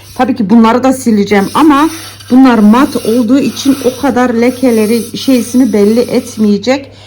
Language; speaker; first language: Turkish; early bilingual, heritage; Turkish